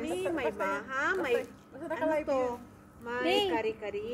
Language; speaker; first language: Filipino; non-native, local second language; Cebuano